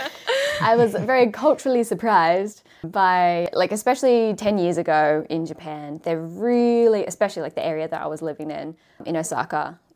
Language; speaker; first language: English; native; English